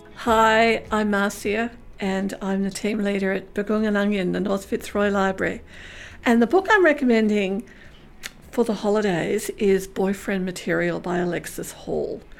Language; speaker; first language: English; native; English